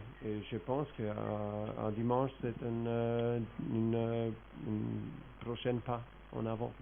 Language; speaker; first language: French; non-native, fluent; German